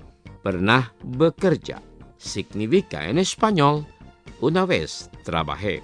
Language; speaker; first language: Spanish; non-native, fluent; Indonesian